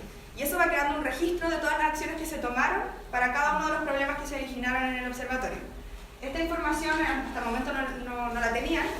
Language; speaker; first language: Spanish; native; Spanish